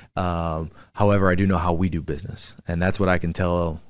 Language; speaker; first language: English; native; English